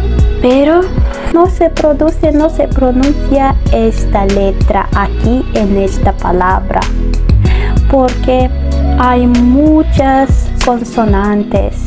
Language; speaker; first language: Spanish; non-native, fluent; Russian